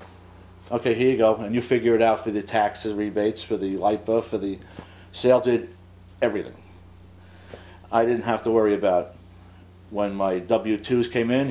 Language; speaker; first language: English; native; English